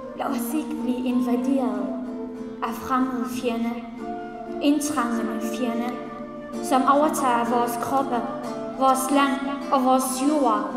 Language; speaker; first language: Danish; non-native, fluent; Central Kurdish